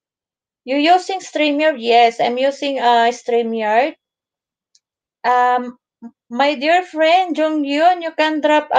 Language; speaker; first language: English; non-native, learner; Filipino